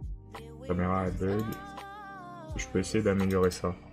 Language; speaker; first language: French; native; French